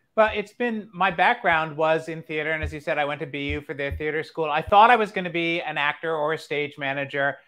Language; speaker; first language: English; native; English